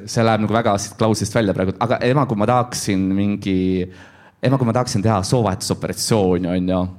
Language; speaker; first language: Estonian; non-native, local second language; Russian